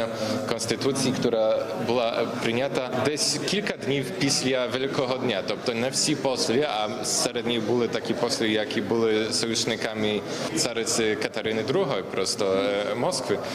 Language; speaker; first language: Ukrainian; non-native, fluent; Polish